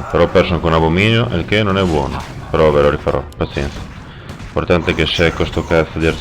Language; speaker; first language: Italian; native; Italian